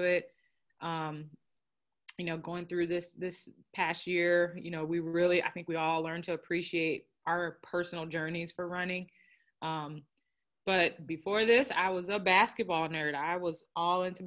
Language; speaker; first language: English; native; English